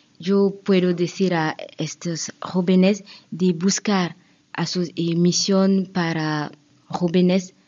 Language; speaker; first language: Spanish; non-native, learner; French